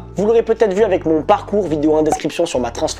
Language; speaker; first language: French; native; French